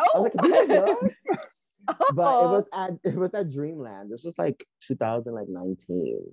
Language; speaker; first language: English; early bilingual, other home language; Spanish